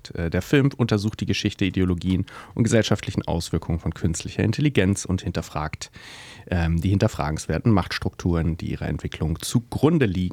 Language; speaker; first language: German; native; German